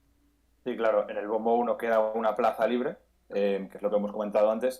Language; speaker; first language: Spanish; native; Spanish